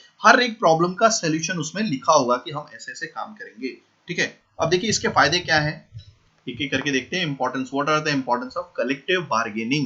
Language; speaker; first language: Hindi; native; Hindi